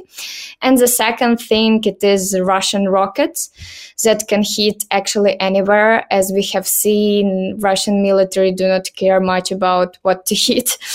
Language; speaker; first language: English; non-native, learner; Ukrainian